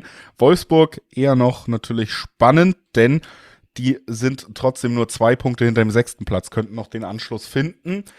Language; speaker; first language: German; native; German